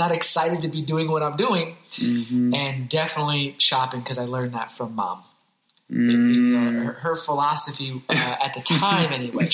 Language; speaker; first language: English; native; English